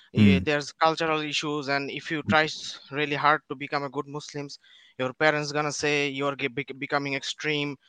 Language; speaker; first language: English; non-native, local second language; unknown